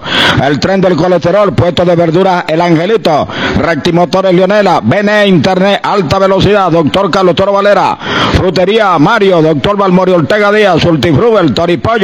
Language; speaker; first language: Spanish; native; Spanish